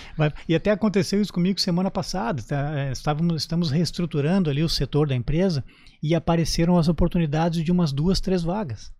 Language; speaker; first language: Portuguese; native; Portuguese